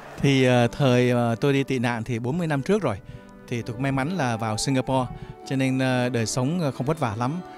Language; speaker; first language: Vietnamese; native; Vietnamese